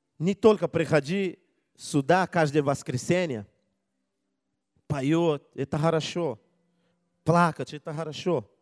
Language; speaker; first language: Russian; non-native, learner; Portuguese